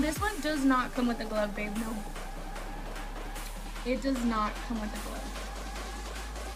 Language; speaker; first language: English; early bilingual, other home language; Spanish